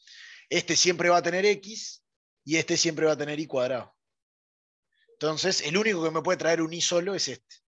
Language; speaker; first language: Spanish; native; Spanish